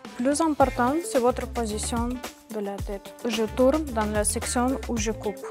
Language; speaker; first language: French; non-native, learner; Ukrainian